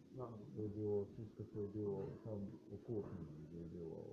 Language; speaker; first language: Polish; non-native, learner; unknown